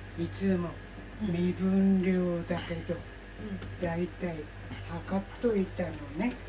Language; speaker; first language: Japanese; native; Japanese